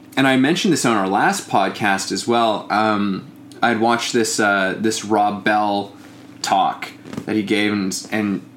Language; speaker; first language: English; native; English